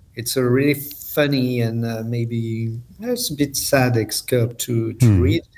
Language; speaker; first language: English; non-native, fluent; French